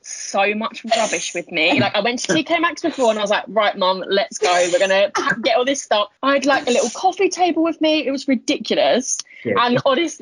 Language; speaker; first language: English; native; English